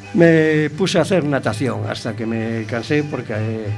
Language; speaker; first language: Spanish; native; Spanish